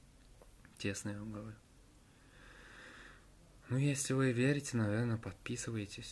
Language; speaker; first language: Russian; non-native, learner; Turkmen